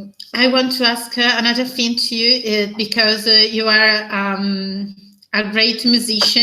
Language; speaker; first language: English; non-native, learner; Italian